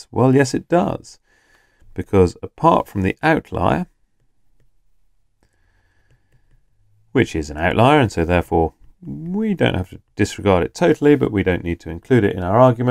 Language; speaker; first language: English; native; English